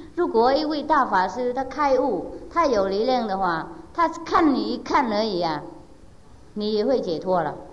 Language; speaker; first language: Chinese; non-native, fluent; Vietnamese